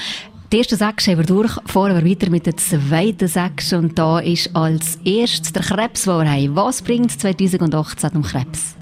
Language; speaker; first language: German; native; German